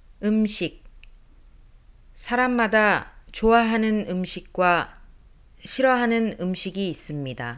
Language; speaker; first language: Korean; early bilingual, heritage; Korean